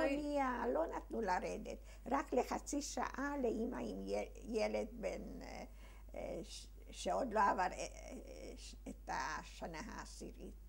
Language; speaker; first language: Hebrew; early bilingual, other home language; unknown